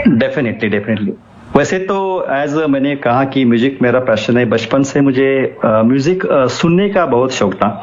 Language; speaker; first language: Hindi; non-native, local second language; Marathi